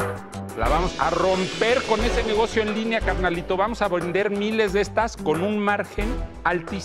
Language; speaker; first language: Spanish; native; Spanish